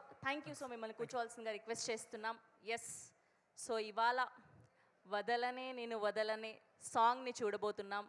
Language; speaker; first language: Telugu; native; Telugu